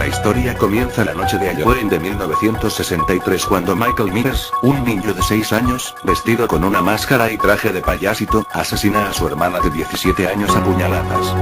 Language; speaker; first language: Spanish; native; Spanish